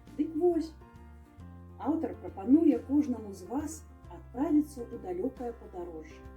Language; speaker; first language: Belarusian; native; Belarusian